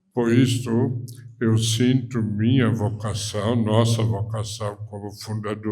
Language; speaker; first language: Portuguese; non-native, fluent; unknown